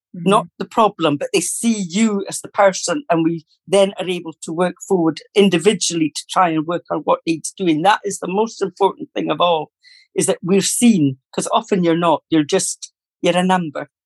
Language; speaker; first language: English; native; English